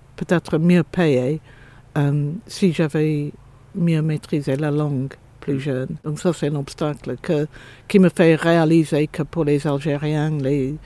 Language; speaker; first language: French; non-native, fluent; English